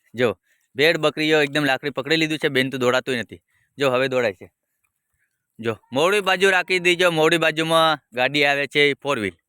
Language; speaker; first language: Gujarati; non-native, local second language; Bhili